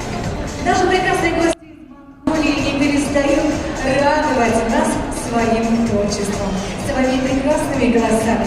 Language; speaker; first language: Russian; native; Russian